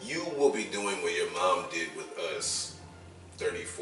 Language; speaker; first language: English; native; English